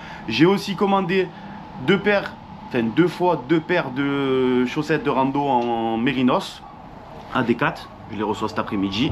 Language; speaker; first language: French; native; French